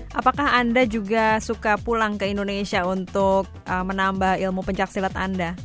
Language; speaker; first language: Indonesian; native; Indonesian